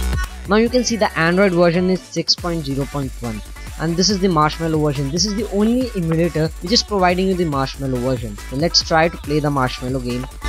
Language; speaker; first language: English; non-native, local second language; Hindi